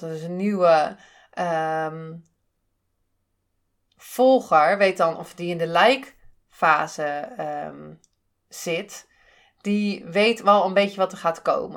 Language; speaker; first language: Dutch; native; Dutch